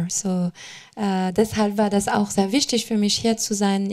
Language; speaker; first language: German; non-native, fluent; French